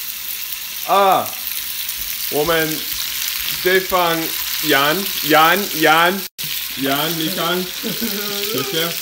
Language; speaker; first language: Chinese; non-native, learner; English